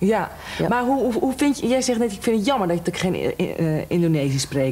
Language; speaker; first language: Dutch; native; Dutch